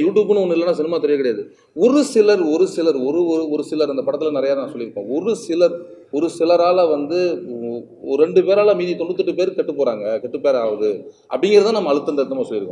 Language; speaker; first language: Tamil; native; Tamil